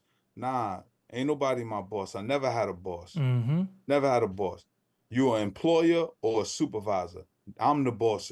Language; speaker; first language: English; native; English